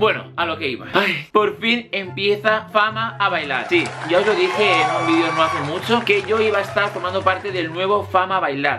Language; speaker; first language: Spanish; native; Spanish